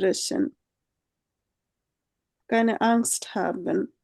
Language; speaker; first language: German; non-native, fluent; Bangla